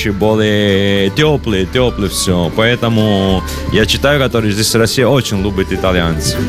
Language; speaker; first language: Russian; non-native, learner; Italian